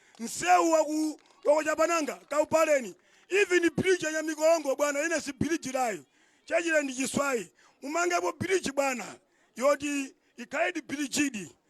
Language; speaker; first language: Nyanja; non-native, local second language; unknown